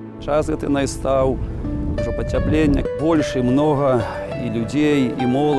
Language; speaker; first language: Belarusian; native; Belarusian